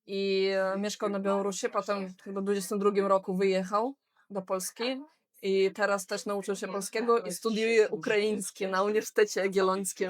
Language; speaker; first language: Polish; non-native, fluent; Belarusian